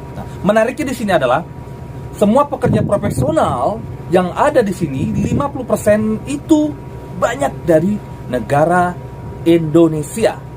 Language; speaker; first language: Indonesian; native; Indonesian